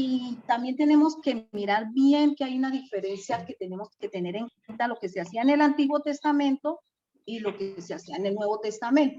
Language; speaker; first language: Spanish; native; Spanish